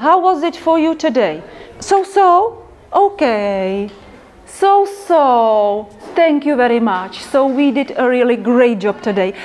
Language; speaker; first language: English; non-native, fluent; Czech